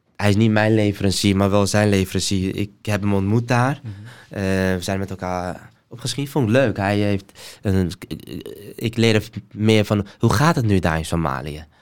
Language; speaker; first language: Dutch; early bilingual, other home language; Somali